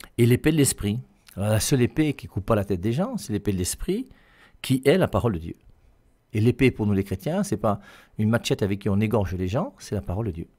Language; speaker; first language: French; native; French